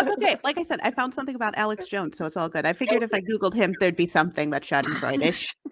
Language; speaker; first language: English; native; English